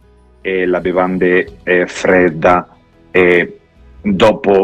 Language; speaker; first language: Italian; non-native, fluent; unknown